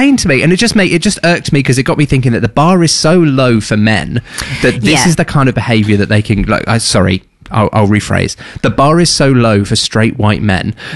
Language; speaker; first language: English; native; English